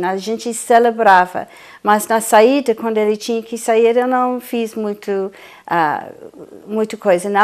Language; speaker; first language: Portuguese; non-native, fluent; English